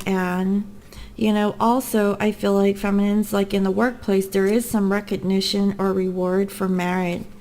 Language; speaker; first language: English; native; English